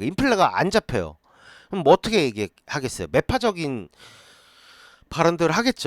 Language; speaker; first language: Korean; native; Korean